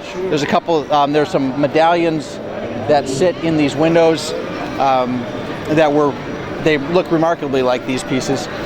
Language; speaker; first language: English; native; English